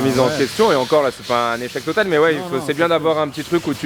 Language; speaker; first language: French; native; French